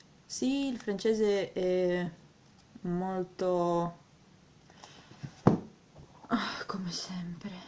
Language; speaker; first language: Italian; non-native, learner; Russian